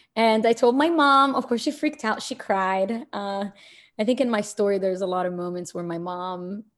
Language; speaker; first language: English; early bilingual, other home language; Arabic